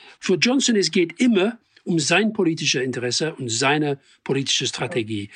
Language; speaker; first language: German; non-native, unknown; English